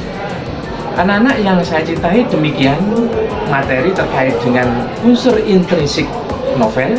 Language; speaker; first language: Indonesian; native; Indonesian